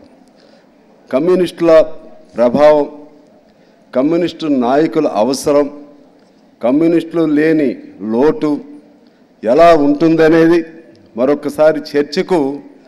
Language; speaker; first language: Telugu; native; Telugu